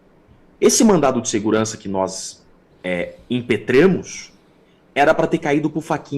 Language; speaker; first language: Portuguese; native; Portuguese